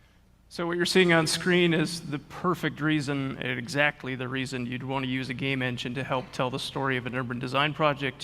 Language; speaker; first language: English; native; English